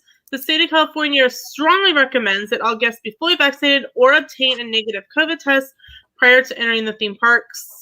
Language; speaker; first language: English; native; English